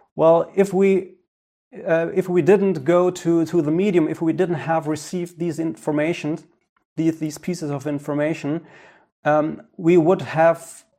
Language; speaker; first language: English; non-native, fluent; German